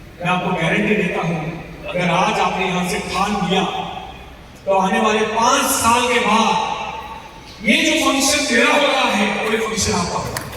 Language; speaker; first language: Hindi; non-native, local second language; Gujarati